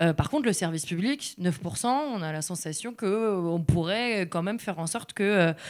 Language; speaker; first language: French; native; French